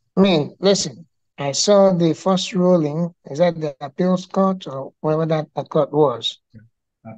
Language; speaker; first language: English; non-native, local second language; Igbo